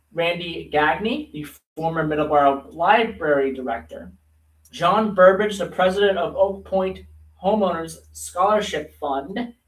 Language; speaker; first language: English; native; English